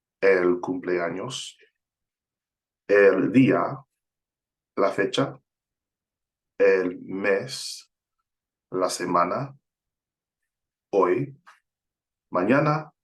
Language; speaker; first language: Spanish; non-native, fluent; English